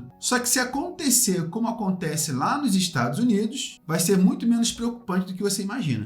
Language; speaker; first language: Portuguese; native; Portuguese